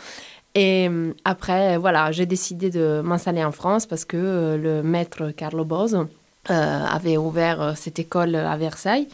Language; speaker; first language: French; non-native, fluent; Italian